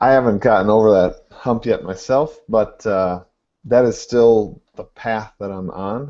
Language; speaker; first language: English; native; English